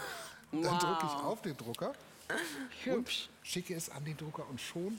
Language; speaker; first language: German; native; German